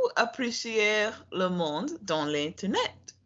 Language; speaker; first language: French; non-native, learner; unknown